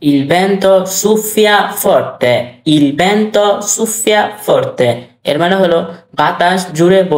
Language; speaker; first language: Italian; non-native, learner; Bangla